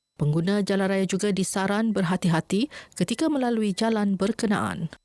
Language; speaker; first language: Malay; native; Malay